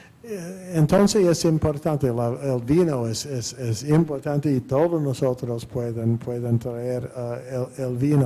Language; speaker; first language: Spanish; non-native, fluent; English